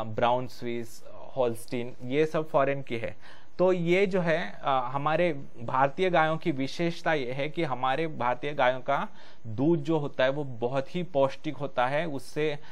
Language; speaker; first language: Hindi; non-native, local second language; Marathi